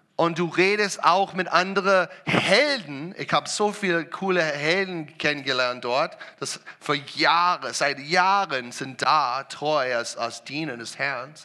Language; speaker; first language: German; non-native, learner; English